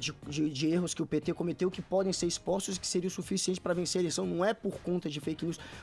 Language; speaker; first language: Portuguese; native; Portuguese